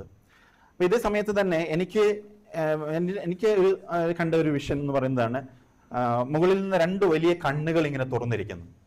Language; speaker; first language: Malayalam; native; Malayalam